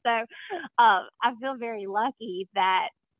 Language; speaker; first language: English; native; English